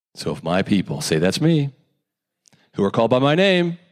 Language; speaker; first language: English; native; English